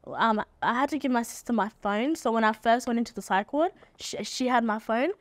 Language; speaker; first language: English; native; English